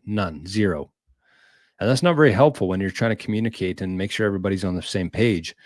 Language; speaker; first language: English; native; English